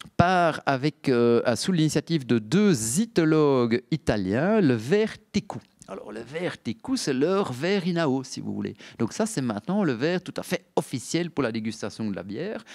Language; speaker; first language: French; native; French